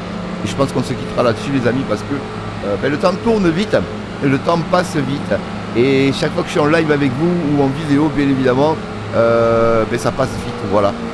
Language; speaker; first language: French; native; French